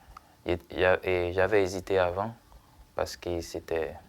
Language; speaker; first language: French; non-native, local second language; Haitian Creole